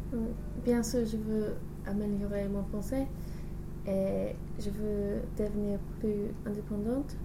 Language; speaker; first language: French; non-native, learner; English